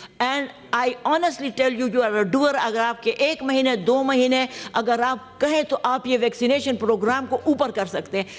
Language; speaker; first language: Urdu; non-native, local second language; Pashto